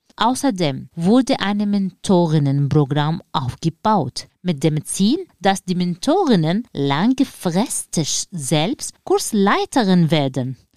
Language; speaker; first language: German; non-native, fluent; Arabic